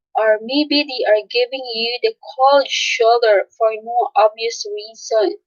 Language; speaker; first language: English; non-native, local second language; Filipino